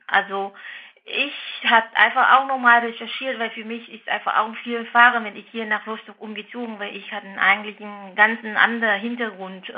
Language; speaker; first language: German; non-native, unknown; Vietnamese